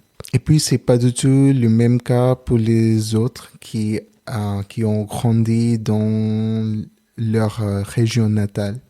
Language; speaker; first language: French; non-native, learner; Telugu